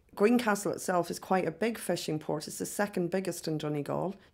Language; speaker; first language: English; native; English